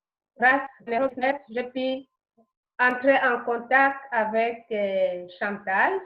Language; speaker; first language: French; non-native, learner; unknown